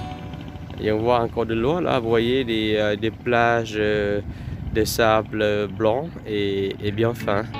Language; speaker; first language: French; non-native, fluent; Vietnamese